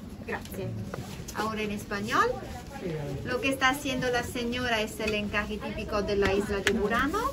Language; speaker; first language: Spanish; non-native, fluent; Italian